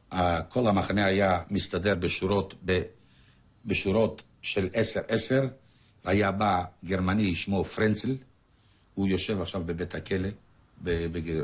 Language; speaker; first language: Hebrew; non-native, fluent; Polish